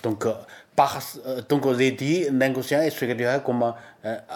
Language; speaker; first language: French; non-native, learner; Chinese